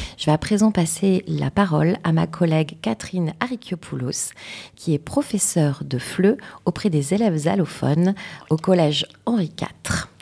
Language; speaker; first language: French; native; French